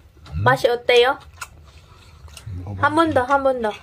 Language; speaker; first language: Korean; non-native, learner; Filipino